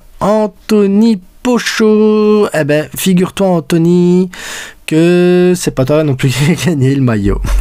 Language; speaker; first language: French; early bilingual, other home language; Spanish